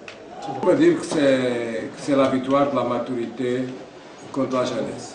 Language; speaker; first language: French; non-native, fluent; Portuguese